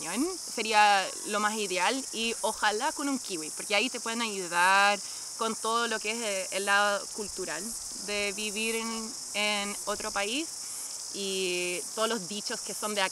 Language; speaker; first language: Spanish; non-native, fluent; English